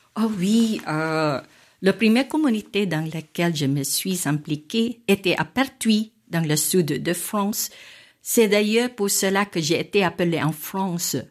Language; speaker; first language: French; non-native, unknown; Filipino